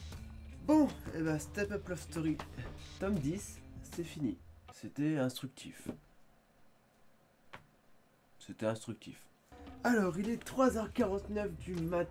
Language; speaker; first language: French; native; French